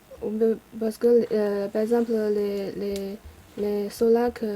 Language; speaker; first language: French; non-native, learner; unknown